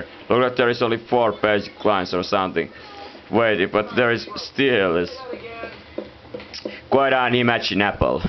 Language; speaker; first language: English; non-native, fluent; Italian